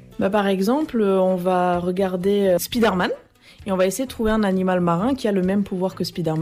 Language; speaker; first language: French; native; French